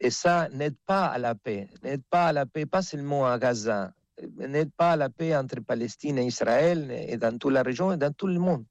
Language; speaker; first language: French; non-native, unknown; Spanish